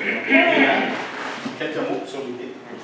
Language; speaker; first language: French; native; French